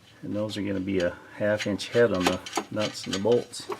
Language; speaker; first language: English; native; English